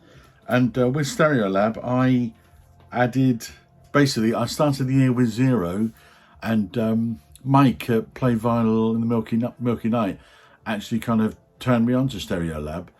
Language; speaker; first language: English; native; English